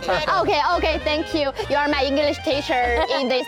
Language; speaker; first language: English; non-native, learner; Chinese